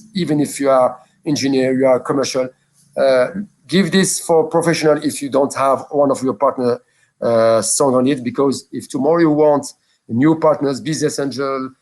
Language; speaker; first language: English; non-native, local second language; French